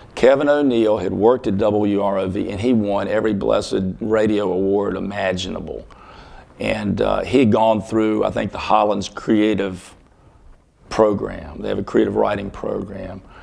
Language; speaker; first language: English; native; English